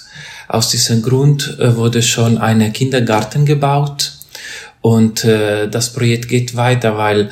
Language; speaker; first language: German; non-native, fluent; Italian